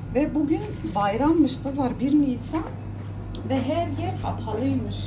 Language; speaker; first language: Turkish; early bilingual, heritage; Turkish